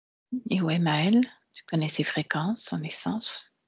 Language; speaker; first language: French; native; French